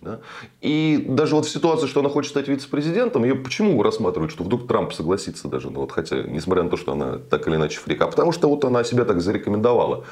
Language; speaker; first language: Russian; native; Russian